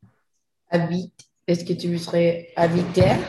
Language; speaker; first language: French; non-native, learner; Spanish